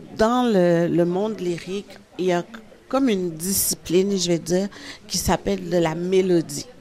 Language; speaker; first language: French; early bilingual, other home language; Haitian Creole